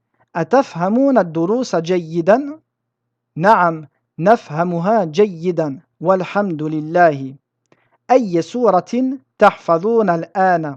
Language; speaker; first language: Arabic; non-native, fluent; French